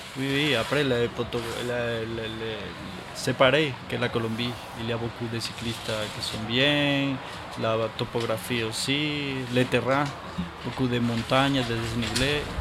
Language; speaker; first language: French; non-native, learner; Spanish